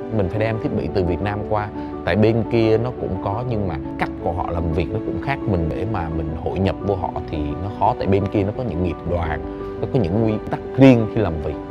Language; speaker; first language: Vietnamese; native; Vietnamese